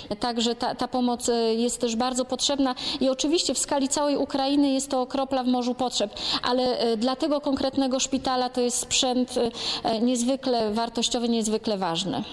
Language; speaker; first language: Polish; native; Polish